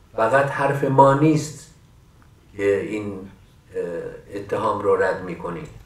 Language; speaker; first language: Persian; non-native, local second language; Central Kurdish